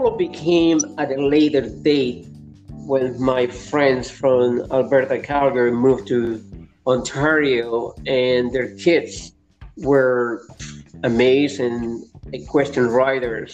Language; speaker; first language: English; non-native, fluent; Spanish